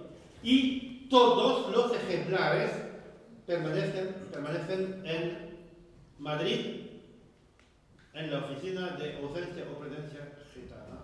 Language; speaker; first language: Spanish; non-native, fluent; French